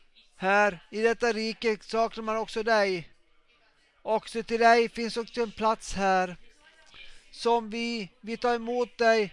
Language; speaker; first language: Swedish; non-native, local second language; Finnish